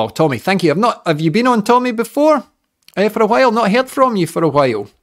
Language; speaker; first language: English; native; English